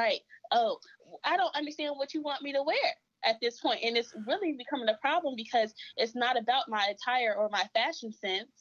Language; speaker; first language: English; native; English